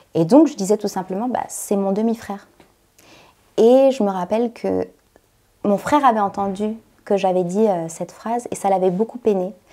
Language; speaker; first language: French; native; French